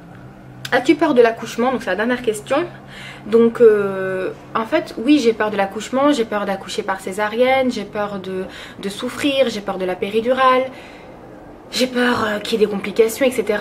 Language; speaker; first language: French; early bilingual, other home language; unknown